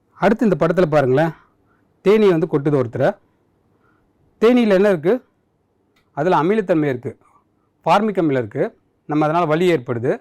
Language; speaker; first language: Tamil; native; Tamil